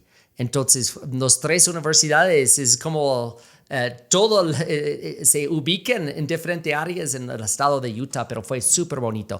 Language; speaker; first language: Spanish; non-native, fluent; English